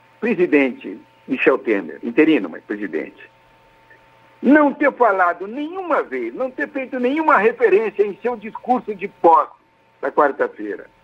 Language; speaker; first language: Portuguese; native; Portuguese